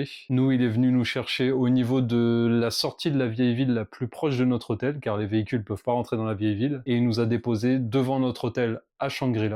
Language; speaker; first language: French; native; French